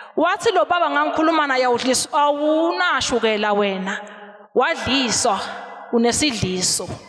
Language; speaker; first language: Zulu; non-native, local second language; Swati